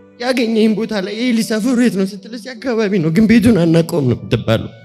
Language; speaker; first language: Amharic; native; Amharic